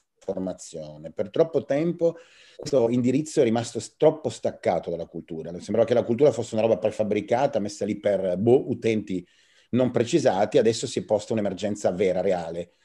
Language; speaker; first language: Italian; native; Italian